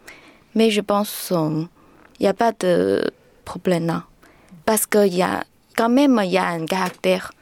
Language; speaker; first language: French; non-native, learner; Chinese